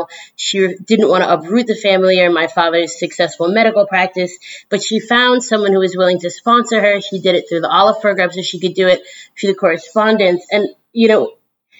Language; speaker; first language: English; native; English